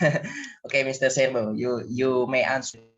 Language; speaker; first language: English; non-native, learner; Indonesian